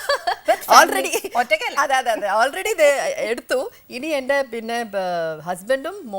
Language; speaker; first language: Malayalam; non-native, fluent; Telugu